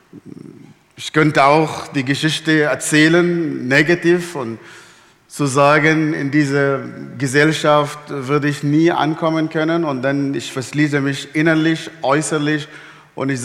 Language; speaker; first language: German; non-native, fluent; Arabic